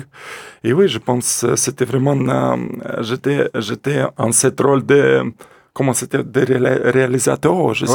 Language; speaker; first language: French; non-native, learner; Russian